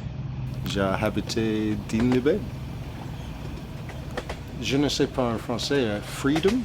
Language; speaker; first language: French; non-native, learner; English